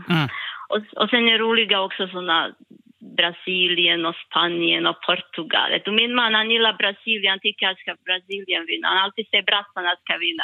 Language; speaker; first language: Swedish; non-native, learner; Bosnian